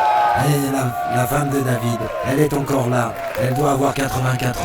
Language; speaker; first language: French; native; French